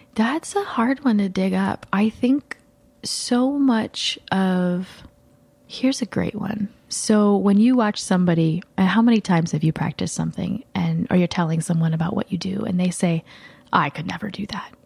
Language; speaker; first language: English; native; English